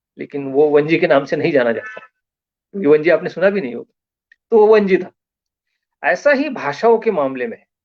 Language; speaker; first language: Hindi; non-native, local second language; Marathi